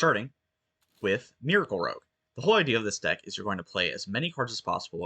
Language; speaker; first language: English; native; English